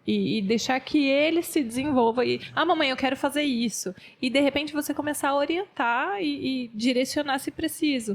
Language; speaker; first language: Portuguese; native; Portuguese